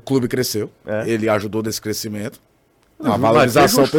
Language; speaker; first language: Portuguese; native; Portuguese